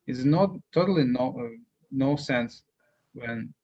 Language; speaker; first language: English; non-native, fluent; Russian